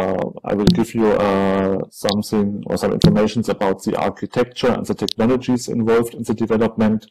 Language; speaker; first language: English; non-native, fluent; German